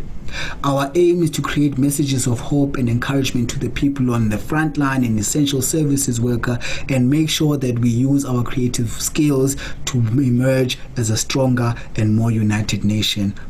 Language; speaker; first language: English; non-native, local second language; Xhosa